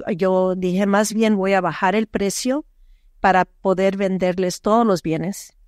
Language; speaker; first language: Spanish; early bilingual, heritage; Spanish